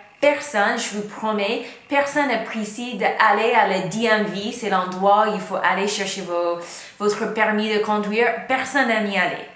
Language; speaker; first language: French; non-native, fluent; English